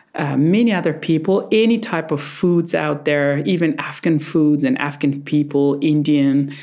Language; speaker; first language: English; non-native, fluent; Persian